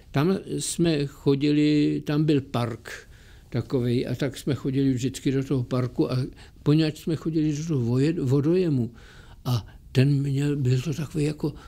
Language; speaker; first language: Czech; native; Czech